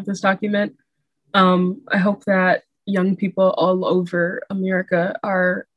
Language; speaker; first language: English; native; English